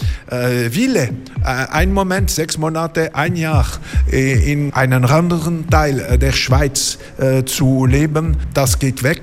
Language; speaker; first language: German; non-native, fluent; French